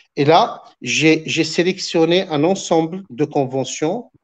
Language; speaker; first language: French; non-native, local second language; Arabic